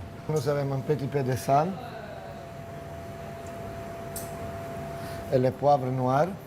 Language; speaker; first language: French; non-native, fluent; Italian